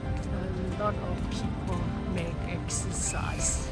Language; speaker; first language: English; non-native, learner; Khmer